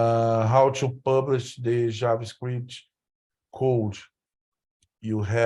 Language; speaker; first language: English; non-native, learner; Portuguese